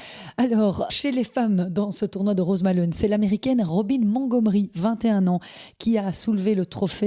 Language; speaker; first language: French; native; French